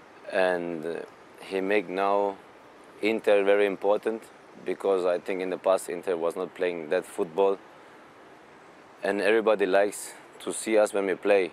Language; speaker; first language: English; non-native, fluent; German